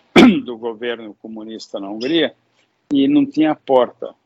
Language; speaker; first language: Portuguese; early bilingual, other home language; Hungarian